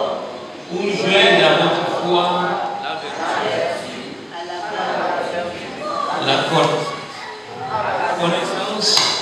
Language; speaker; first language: French; non-native, local second language; Ewe